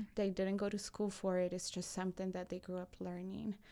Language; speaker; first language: English; early bilingual, other home language; Spanish